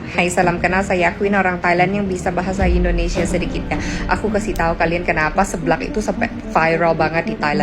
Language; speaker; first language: Indonesian; non-native, learner; Thai